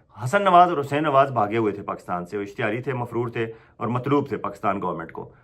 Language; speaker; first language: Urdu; non-native, local second language; Punjabi